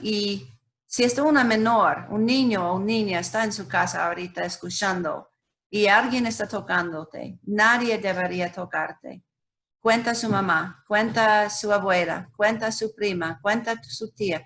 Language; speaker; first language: Spanish; non-native, learner; English